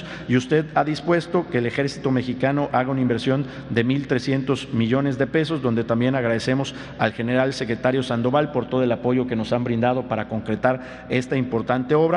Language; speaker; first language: Spanish; native; Spanish